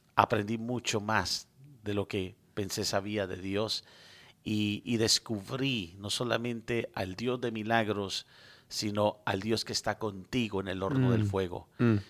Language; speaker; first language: Spanish; early bilingual, heritage; Spanish